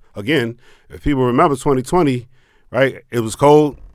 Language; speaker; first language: English; native; English